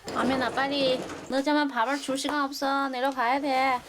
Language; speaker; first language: Korean; non-native, learner; Chinese